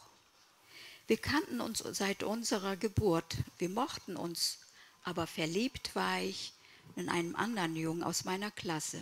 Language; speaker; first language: German; early bilingual, other home language; Kurdish